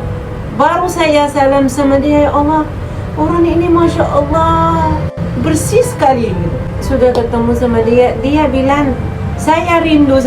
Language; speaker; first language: Indonesian; non-native, fluent; Arabic